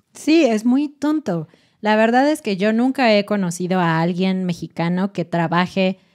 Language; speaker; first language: Spanish; native; Spanish